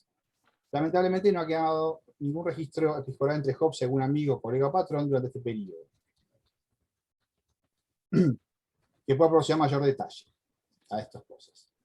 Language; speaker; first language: Spanish; native; Spanish